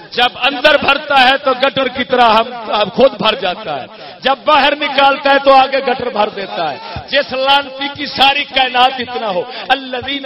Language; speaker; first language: Urdu; non-native, local second language; Punjabi